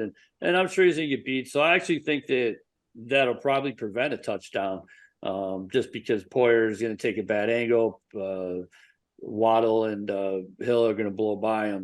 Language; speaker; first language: English; native; English